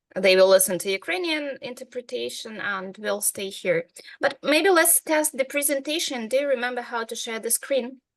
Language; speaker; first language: English; non-native, fluent; Ukrainian